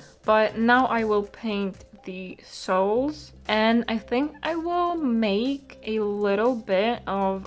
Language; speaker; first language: English; non-native, fluent; Polish